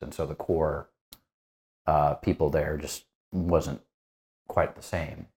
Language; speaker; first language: English; native; English